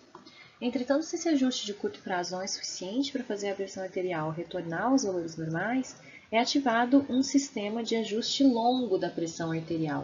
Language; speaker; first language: Portuguese; native; Portuguese